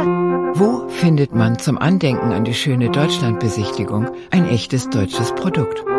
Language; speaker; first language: German; native; German